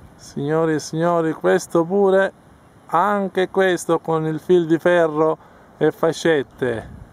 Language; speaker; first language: Italian; native; Italian